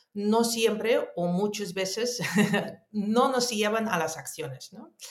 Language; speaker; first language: Spanish; non-native, fluent; Russian